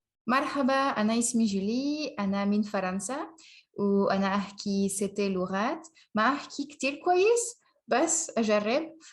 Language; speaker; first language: Arabic; non-native, learner; French